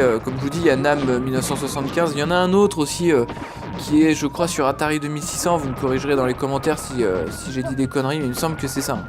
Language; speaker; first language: French; native; French